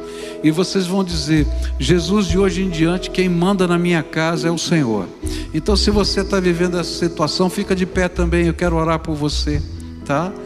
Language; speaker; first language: Portuguese; native; Portuguese